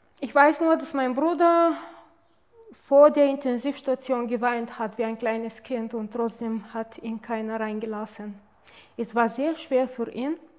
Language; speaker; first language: German; non-native, fluent; Bulgarian